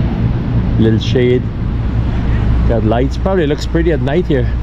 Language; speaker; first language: English; native; English